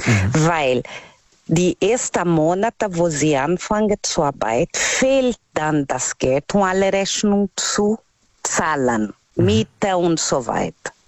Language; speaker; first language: German; non-native, learner; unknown